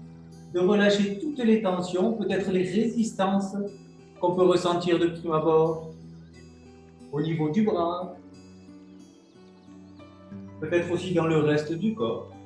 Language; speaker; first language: French; native; French